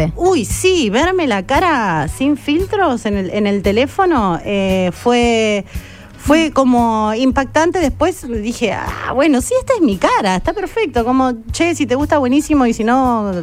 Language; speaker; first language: Spanish; native; Spanish